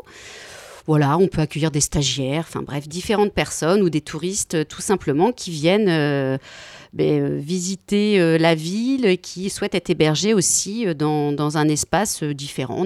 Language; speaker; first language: French; native; French